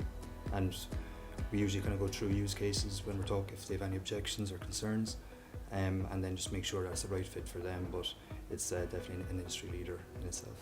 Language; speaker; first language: English; native; English